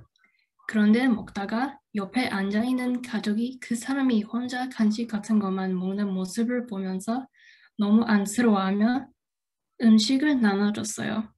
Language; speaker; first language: Korean; non-native, fluent; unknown